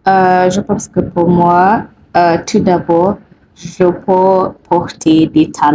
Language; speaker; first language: French; non-native, learner; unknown